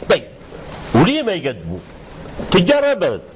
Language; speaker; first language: Arabic; native; Arabic